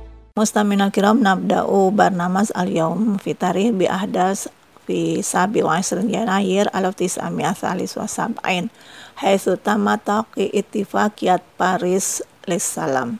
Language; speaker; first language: Arabic; non-native, fluent; Indonesian